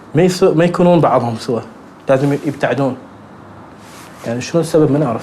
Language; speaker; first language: Arabic; native; Arabic